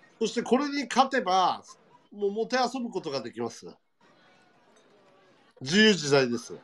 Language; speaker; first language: Japanese; native; Japanese